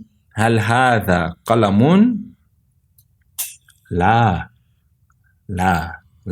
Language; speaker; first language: Arabic; non-native, fluent; Portuguese